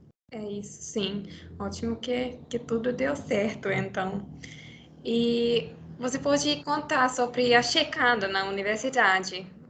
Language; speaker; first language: Portuguese; non-native, learner; Finnish